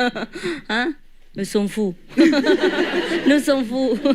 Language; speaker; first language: French; non-native, learner; Vietnamese